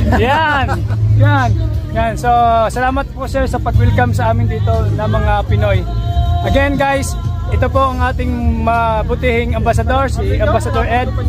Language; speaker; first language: Filipino; native; Filipino